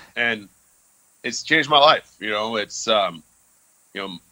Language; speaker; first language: English; early bilingual, other home language; French